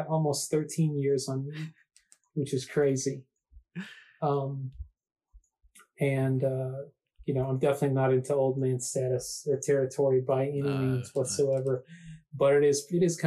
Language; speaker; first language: English; native; English